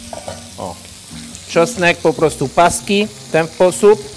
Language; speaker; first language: Polish; non-native, learner; French